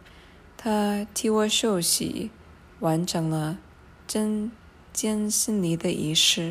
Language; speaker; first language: Chinese; non-native, fluent; English